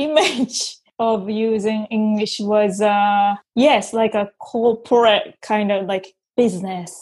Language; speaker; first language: English; non-native, fluent; Japanese